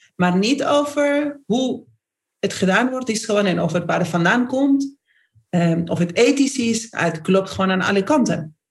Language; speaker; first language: Dutch; non-native, fluent; Spanish